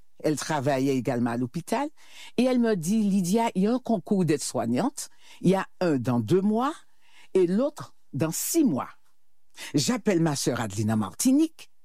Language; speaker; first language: French; native; French